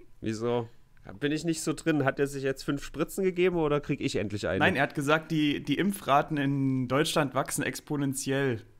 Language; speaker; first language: German; native; German